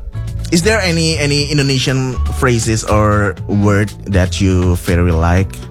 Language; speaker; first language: English; non-native, fluent; Indonesian